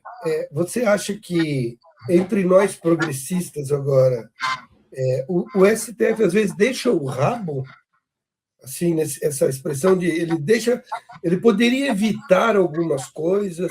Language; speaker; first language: Portuguese; native; Portuguese